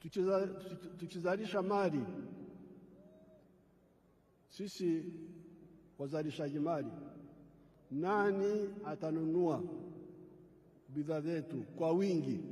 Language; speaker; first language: Swahili; non-native, local second language; Nyankole